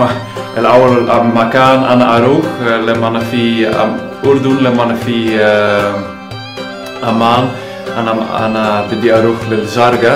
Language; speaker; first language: Arabic; non-native, learner; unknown